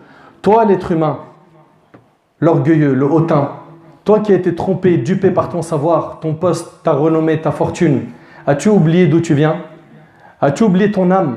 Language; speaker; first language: French; native; French